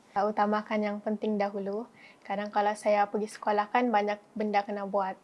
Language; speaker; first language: Malay; native; Malay